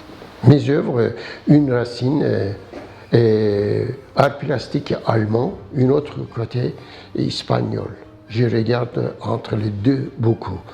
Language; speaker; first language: French; non-native, learner; Turkish